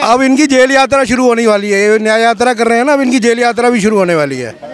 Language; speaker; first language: Hindi; native; Hindi